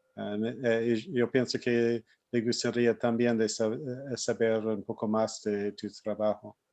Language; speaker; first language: Spanish; non-native, learner; English